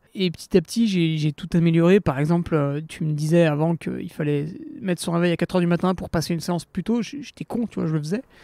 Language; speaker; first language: French; native; French